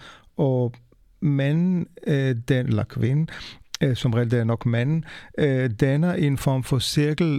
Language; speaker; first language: Danish; non-native, fluent; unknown